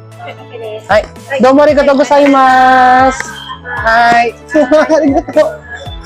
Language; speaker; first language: Japanese; non-native, learner; Filipino